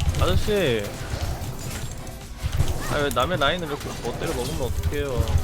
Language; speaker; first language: Korean; native; Korean